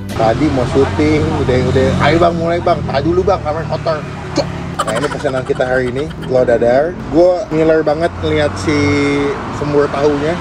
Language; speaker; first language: Indonesian; native; Indonesian